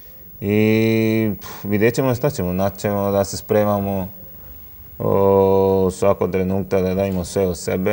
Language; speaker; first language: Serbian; non-native, learner; Spanish